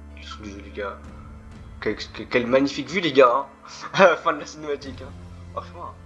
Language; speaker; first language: French; native; French